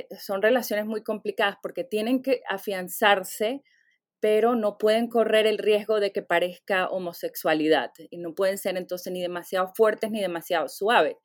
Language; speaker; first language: Spanish; native; Spanish